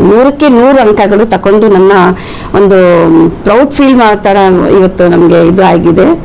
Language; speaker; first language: Kannada; non-native, local second language; Urdu